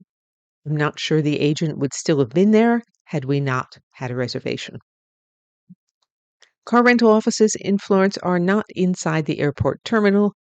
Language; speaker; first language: English; native; English